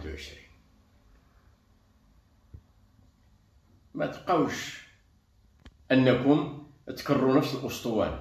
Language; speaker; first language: Arabic; native; Arabic